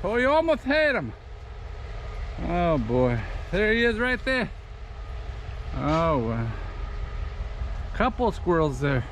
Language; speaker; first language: English; native; English